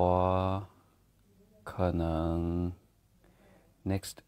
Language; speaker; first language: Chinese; non-native, learner; Thai